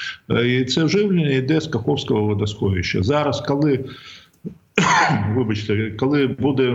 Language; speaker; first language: Ukrainian; native; Ukrainian